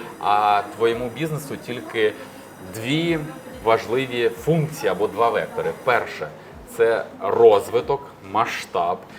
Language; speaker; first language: Ukrainian; native; Ukrainian